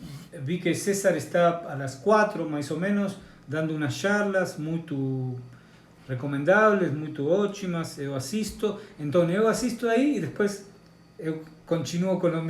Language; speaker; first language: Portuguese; non-native, learner; Spanish